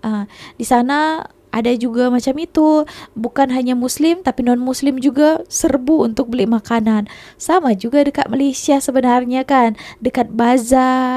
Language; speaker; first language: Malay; non-native, local second language; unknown